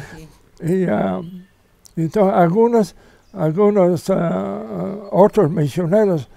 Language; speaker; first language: Spanish; non-native, fluent; English